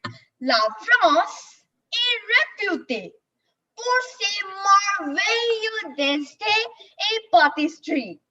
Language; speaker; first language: French; non-native, learner; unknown